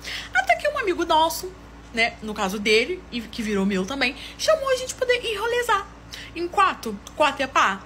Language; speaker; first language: Portuguese; native; Portuguese